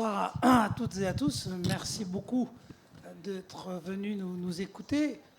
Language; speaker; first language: French; native; French